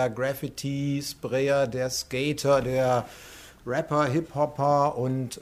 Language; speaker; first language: German; native; German